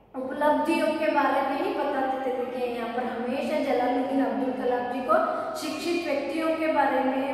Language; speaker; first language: Hindi; non-native, local second language; Kannada